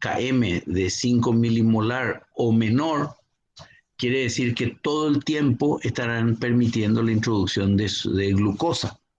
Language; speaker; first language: Spanish; native; Spanish